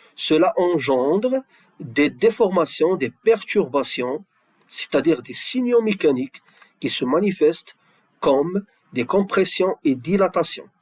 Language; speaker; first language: French; non-native, local second language; Arabic